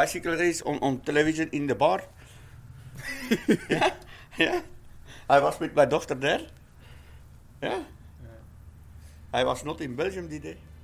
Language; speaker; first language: English; non-native, learner; Dutch